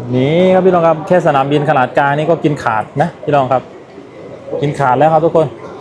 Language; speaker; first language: Thai; native; Thai